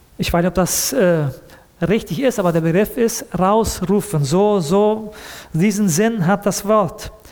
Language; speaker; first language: German; early bilingual, heritage; German